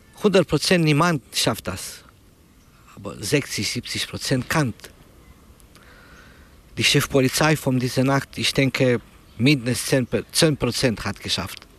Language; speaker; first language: German; non-native, learner; Romanian